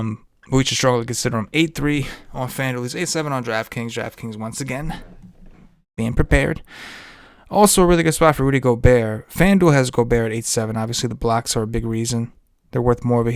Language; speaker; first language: English; native; English